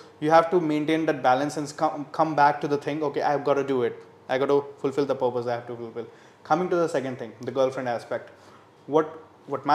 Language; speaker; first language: English; non-native, local second language; Hindi